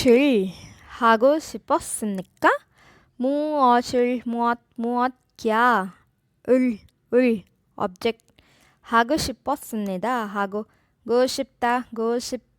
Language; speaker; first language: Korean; non-native, fluent; Urdu